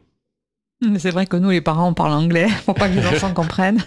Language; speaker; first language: French; native; French